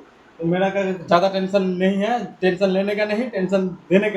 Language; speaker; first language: Hindi; non-native, local second language; Bangla